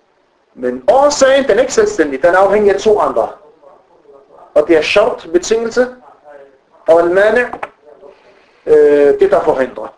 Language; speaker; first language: Danish; non-native, fluent; Arabic